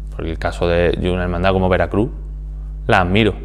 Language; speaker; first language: Spanish; native; Spanish